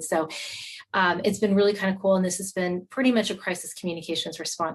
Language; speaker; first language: English; native; English